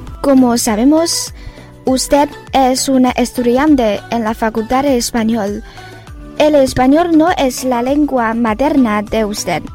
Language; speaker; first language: Spanish; non-native, fluent; Chinese